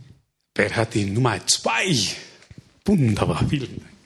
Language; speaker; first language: German; non-native, fluent; Spanish